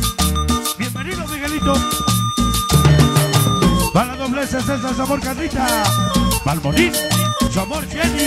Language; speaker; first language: Spanish; native; Spanish